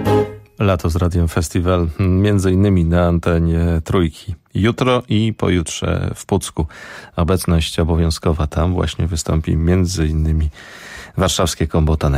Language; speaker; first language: Polish; native; Polish